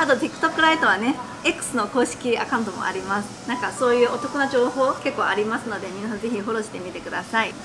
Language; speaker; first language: Japanese; non-native, fluent; Chinese